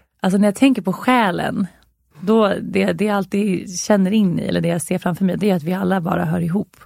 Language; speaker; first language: Swedish; native; Swedish